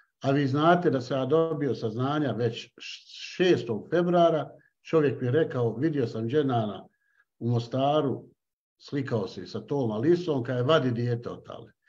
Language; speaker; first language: Bosnian; native; Bosnian